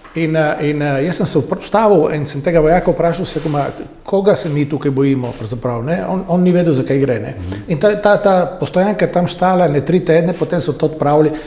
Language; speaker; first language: Slovenian; native; Slovenian